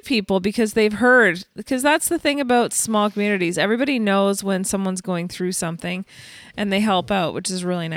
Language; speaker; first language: English; native; English